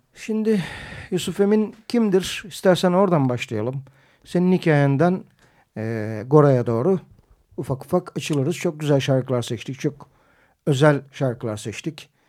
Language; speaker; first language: Turkish; native; Turkish